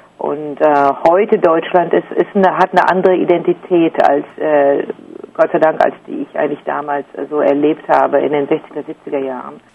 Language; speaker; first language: German; native; German